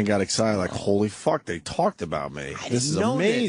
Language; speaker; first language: English; native; English